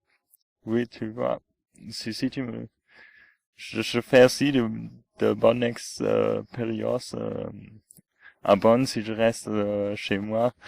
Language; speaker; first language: French; non-native, fluent; German